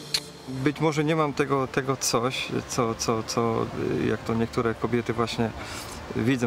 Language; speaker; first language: Polish; native; Polish